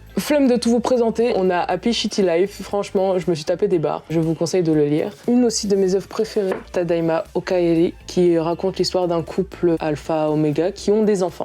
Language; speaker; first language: French; native; French